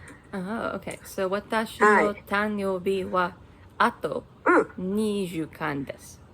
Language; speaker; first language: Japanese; non-native, learner; English